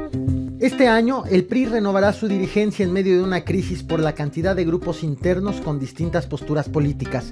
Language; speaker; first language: Spanish; native; Spanish